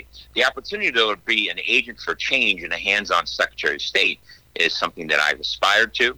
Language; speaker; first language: English; native; English